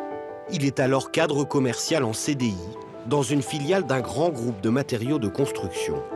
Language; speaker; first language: French; native; French